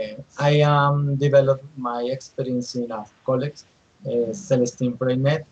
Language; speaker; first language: English; non-native, learner; Spanish